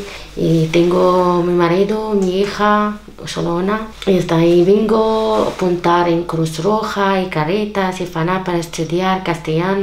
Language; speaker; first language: Spanish; non-native, learner; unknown